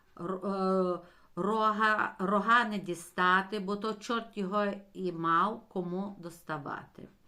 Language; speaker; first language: Ukrainian; native; Ukrainian